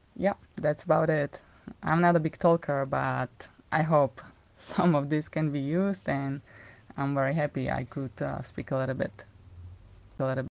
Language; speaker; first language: English; non-native, fluent; Slovak